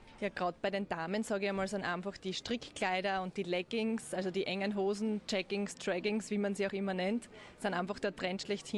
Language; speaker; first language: German; native; German